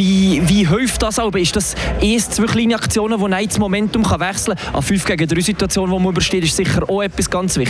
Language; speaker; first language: German; native; German